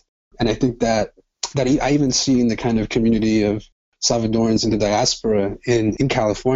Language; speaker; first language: English; native; English